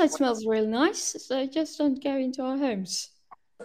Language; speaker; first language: English; non-native, fluent; Swedish